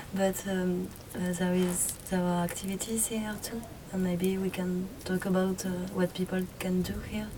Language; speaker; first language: English; non-native, learner; French